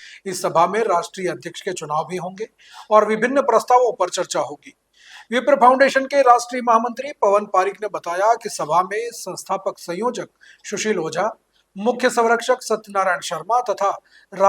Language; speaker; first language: Hindi; native; Hindi